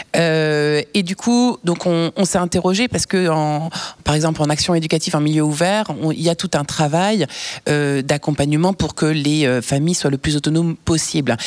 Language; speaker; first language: French; native; French